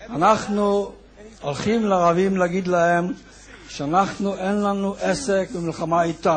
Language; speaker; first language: Hebrew; non-native, fluent; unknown